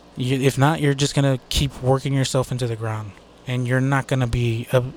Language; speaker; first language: English; native; English